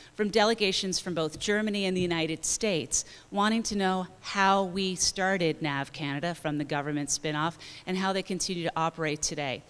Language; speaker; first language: English; native; English